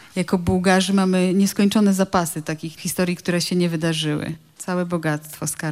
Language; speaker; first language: Polish; native; Polish